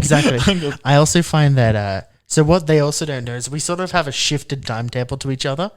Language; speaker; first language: English; native; English